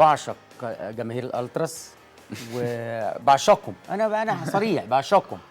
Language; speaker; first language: Arabic; native; Arabic